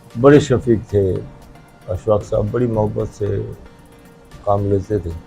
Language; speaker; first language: Urdu; non-native, local second language; Sindhi